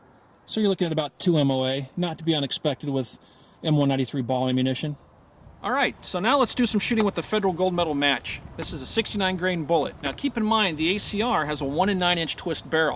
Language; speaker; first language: English; native; English